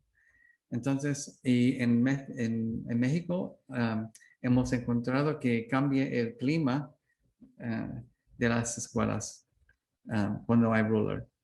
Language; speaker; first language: Spanish; non-native, learner; English